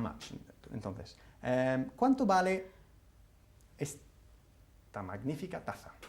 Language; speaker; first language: Spanish; non-native, fluent; English